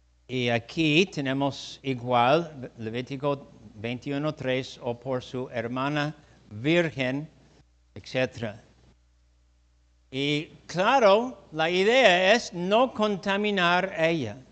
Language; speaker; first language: Spanish; non-native, fluent; English